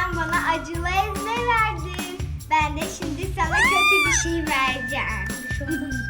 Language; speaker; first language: Turkish; early bilingual, heritage; Turkish